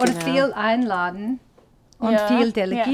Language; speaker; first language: German; non-native, learner; English